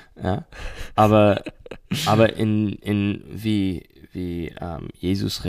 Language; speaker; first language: German; non-native, learner; English